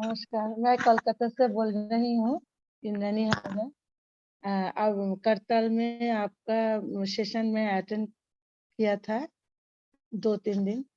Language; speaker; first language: Hindi; non-native, local second language; Bangla